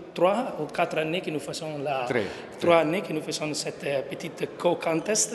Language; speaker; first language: French; non-native, learner; Italian